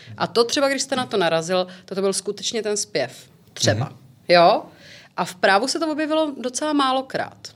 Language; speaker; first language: Czech; native; Czech